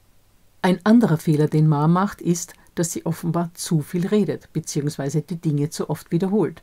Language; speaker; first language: German; native; German